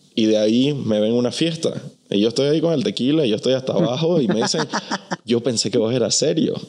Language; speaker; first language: Spanish; native; Spanish